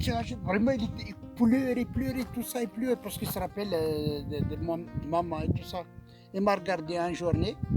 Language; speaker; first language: French; non-native, local second language; Kabyle